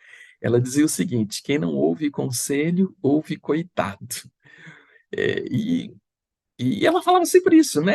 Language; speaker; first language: Portuguese; native; Portuguese